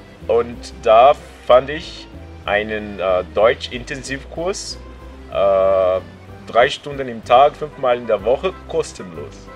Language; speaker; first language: German; non-native, fluent; Portuguese